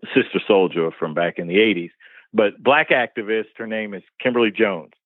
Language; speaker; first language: English; native; English